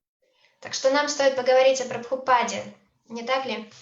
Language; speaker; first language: Russian; native; Russian